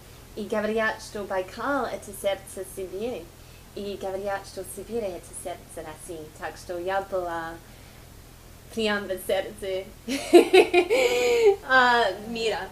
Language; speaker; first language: Russian; non-native, fluent; English